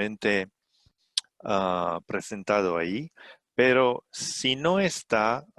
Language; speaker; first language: Spanish; non-native, fluent; Romanian